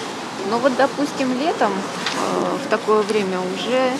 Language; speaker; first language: Russian; native; Russian